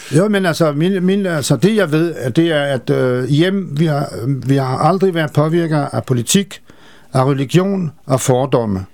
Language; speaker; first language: Danish; non-native, fluent; French